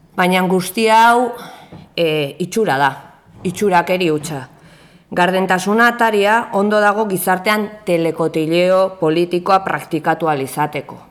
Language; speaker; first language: Basque; native; Basque